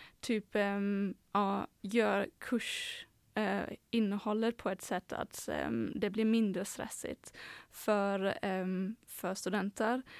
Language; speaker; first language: Swedish; non-native, fluent; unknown